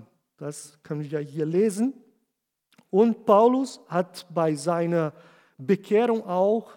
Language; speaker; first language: German; non-native, fluent; Portuguese